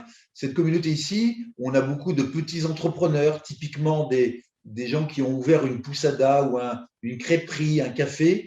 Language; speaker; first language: French; native; French